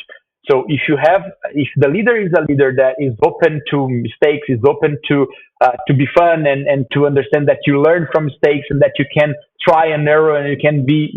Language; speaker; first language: English; non-native, fluent; Portuguese